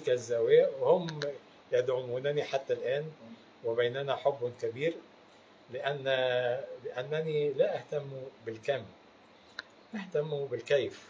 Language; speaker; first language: Arabic; native; Arabic